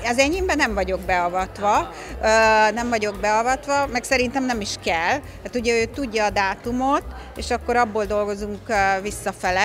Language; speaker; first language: Hungarian; native; Hungarian